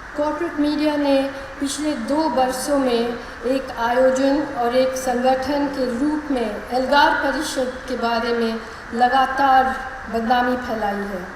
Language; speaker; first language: Hindi; non-native, local second language; English